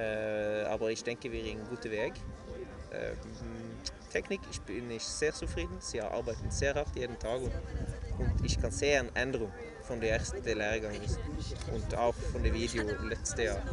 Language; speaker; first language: German; non-native, learner; Norwegian